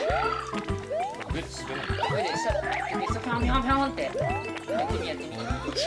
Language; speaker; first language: Japanese; native; Japanese